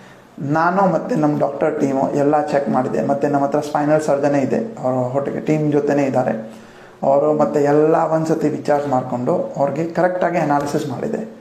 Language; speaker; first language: Kannada; non-native, local second language; Gujarati